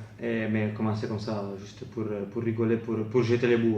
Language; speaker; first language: French; non-native, fluent; Italian